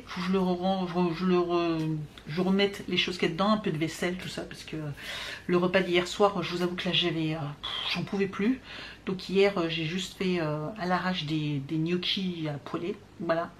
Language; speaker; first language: French; native; French